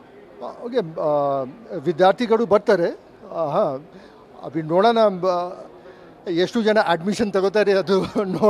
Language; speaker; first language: Kannada; non-native, learner; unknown